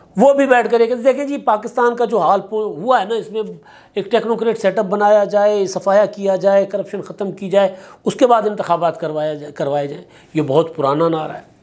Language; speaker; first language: Urdu; non-native, local second language; Sindhi